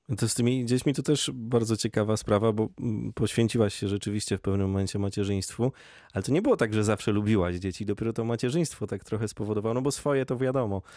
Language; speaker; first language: Polish; native; Polish